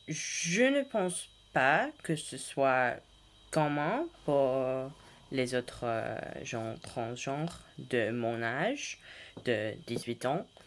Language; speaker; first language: French; non-native, learner; English